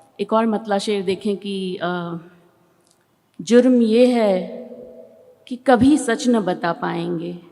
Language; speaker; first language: Hindi; native; Hindi